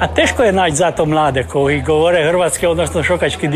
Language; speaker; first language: Serbian; native; Serbian